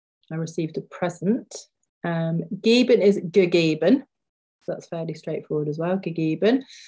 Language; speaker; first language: English; native; English